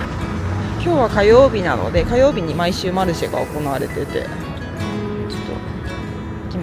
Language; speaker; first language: Japanese; native; Japanese